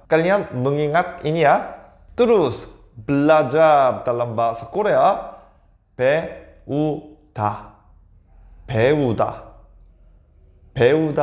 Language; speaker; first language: Indonesian; non-native, fluent; Korean